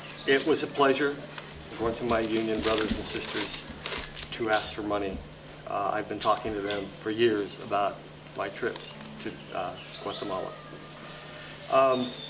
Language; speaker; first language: English; native; English